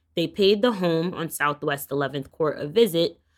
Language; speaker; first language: English; native; English